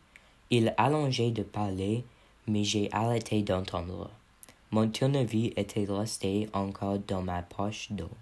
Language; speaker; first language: French; non-native, learner; English